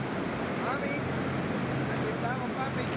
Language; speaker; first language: Spanish; native; Spanish